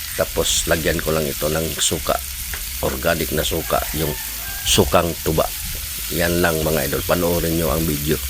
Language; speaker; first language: Filipino; non-native, local second language; Cebuano